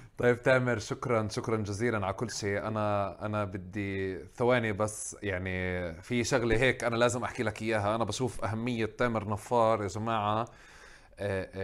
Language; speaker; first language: Arabic; native; Arabic